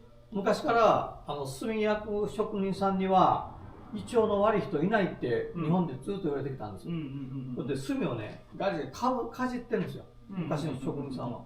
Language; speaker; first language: Japanese; native; Japanese